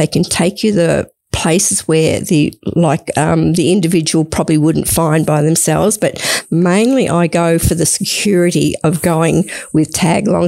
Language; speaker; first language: English; native; English